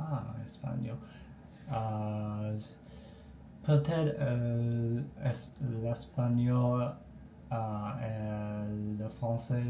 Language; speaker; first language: French; non-native, learner; Chinese